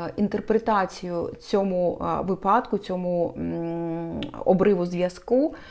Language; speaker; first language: Ukrainian; non-native, local second language; Russian